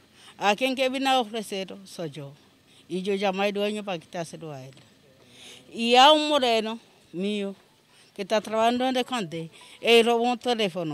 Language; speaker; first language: Spanish; non-native, fluent; Haitian Creole